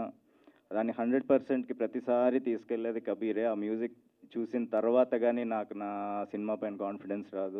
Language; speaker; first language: Telugu; native; Telugu